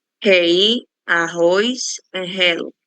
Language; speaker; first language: Portuguese; non-native, learner; Spanish